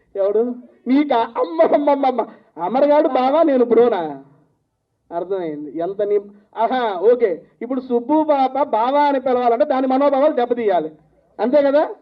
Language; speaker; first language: Telugu; native; Telugu